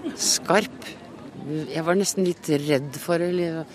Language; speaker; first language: Norwegian; native; Norwegian